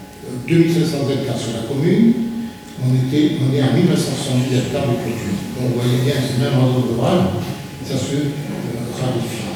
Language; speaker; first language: French; native; French